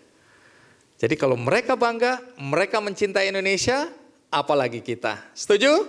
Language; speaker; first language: Indonesian; native; Indonesian